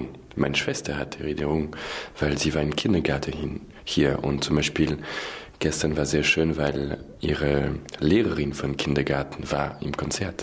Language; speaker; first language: German; non-native, fluent; French